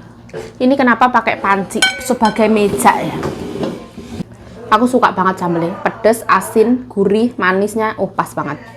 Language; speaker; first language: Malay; non-native, local second language; Javanese